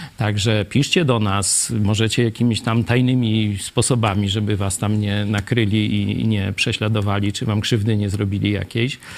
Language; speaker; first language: Polish; native; Polish